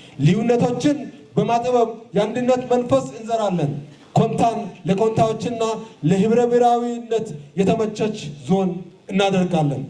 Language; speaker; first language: Amharic; non-native, local second language; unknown